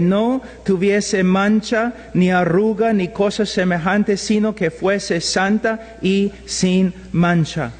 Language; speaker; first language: Spanish; non-native, fluent; English